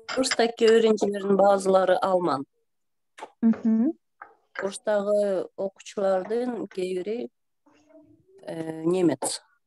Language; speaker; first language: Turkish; non-native, learner; Kyrgyz